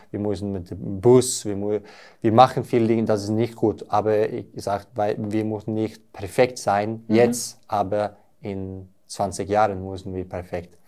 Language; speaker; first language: German; non-native, learner; Norwegian